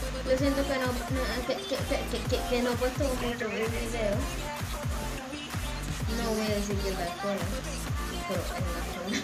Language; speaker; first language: Spanish; early bilingual, heritage; Spanish